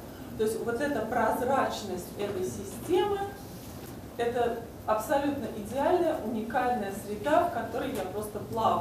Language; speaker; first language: Russian; native; Russian